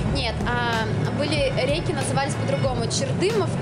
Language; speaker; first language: Russian; native; Russian